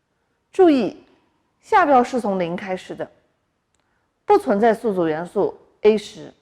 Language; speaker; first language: Chinese; native; Chinese